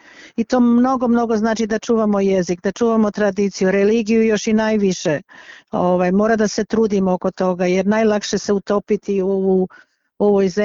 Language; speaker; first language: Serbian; early bilingual, other home language; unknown